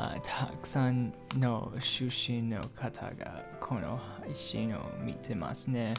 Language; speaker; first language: Japanese; non-native, learner; English